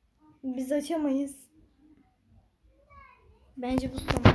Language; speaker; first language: Turkish; native; Turkish